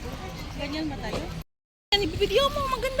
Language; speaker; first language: Filipino; non-native, learner; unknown